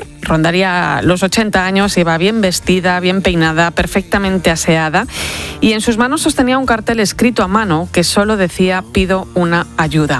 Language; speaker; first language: Spanish; native; Spanish